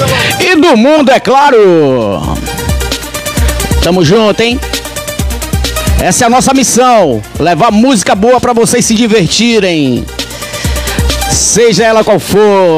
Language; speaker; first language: Portuguese; native; Portuguese